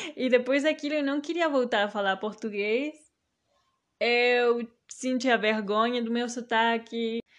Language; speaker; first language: Portuguese; early bilingual, heritage; Portuguese